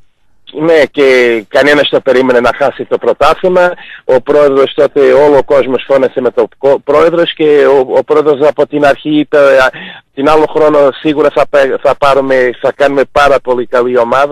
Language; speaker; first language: Greek; non-native, fluent; Portuguese